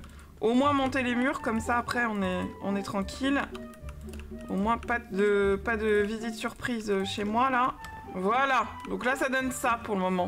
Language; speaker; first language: French; native; French